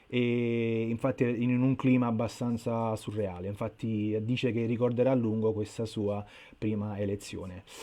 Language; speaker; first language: Italian; native; Italian